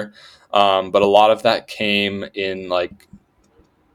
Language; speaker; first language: English; native; English